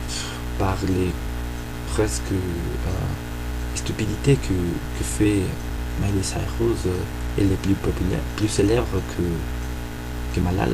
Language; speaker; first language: French; non-native, fluent; Spanish